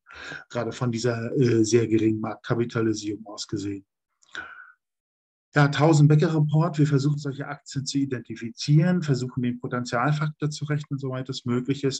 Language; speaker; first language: German; native; German